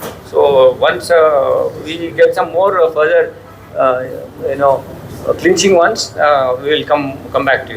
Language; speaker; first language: English; non-native, local second language; Telugu